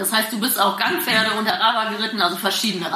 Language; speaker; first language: German; native; German